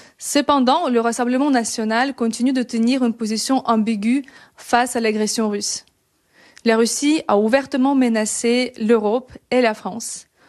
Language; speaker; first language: French; non-native, fluent; Ukrainian